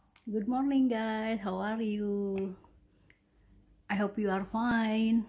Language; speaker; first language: English; non-native, learner; Indonesian